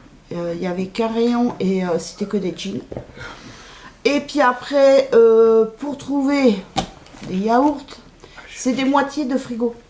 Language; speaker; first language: French; native; French